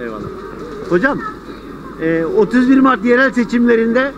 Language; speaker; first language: Turkish; native; Turkish